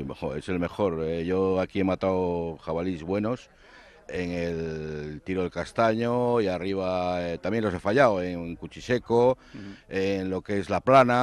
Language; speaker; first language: Spanish; native; Spanish